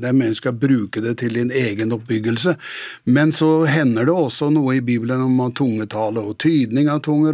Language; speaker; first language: Norwegian; native; Norwegian